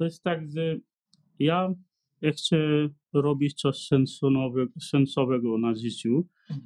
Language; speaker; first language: Polish; non-native, learner; Nepali